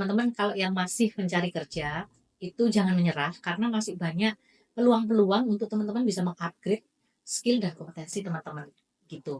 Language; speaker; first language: Indonesian; native; Indonesian